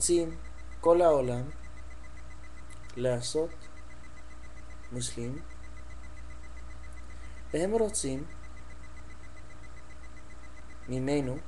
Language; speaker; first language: Hebrew; non-native, learner; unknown